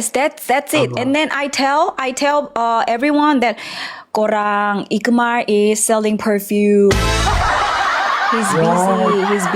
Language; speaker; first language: English; non-native, learner; Thai